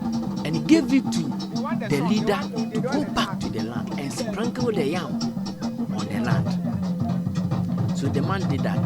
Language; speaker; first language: English; non-native, local second language; Akan